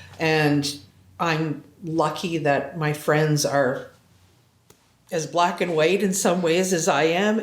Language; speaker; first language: English; native; English